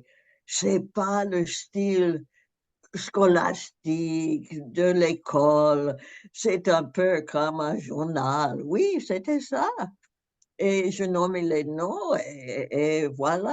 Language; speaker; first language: French; non-native, fluent; English